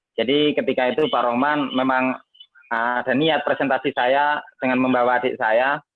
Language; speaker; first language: Indonesian; native; Indonesian